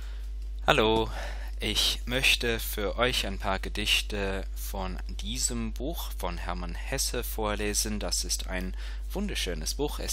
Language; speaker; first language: German; non-native, fluent; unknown